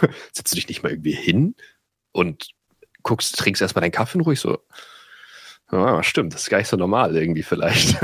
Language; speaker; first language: German; native; German